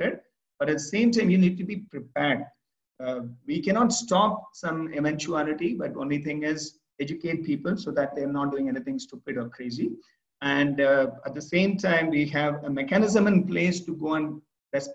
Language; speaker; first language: English; non-native, local second language; Tamil